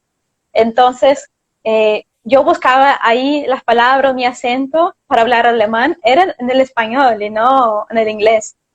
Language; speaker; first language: Spanish; non-native, fluent; Portuguese